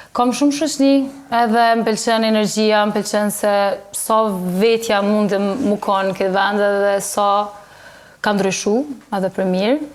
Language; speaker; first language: Albanian; early bilingual, heritage; Albanian